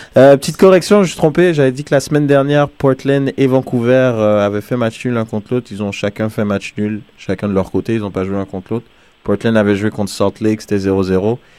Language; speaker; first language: French; native; French